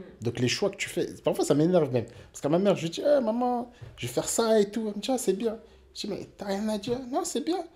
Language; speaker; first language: French; early bilingual, other home language; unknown